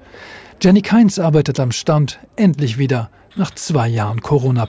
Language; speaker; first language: German; native; German